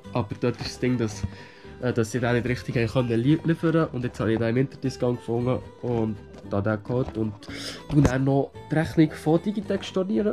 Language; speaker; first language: German; native; German